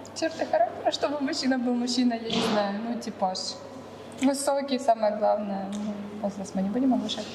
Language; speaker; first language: Russian; native; Russian